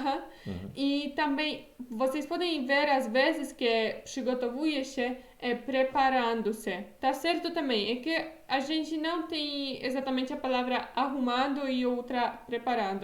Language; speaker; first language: Portuguese; non-native, fluent; Polish